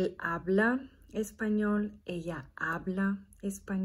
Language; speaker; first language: Spanish; non-native, fluent; Bulgarian